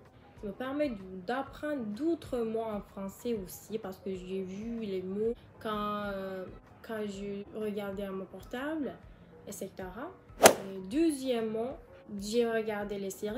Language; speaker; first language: French; non-native, learner; Turkish